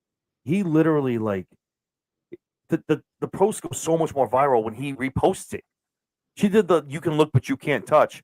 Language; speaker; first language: English; native; English